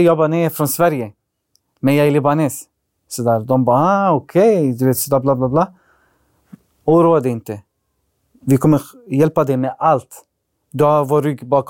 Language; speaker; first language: Swedish; early bilingual, other home language; Arabic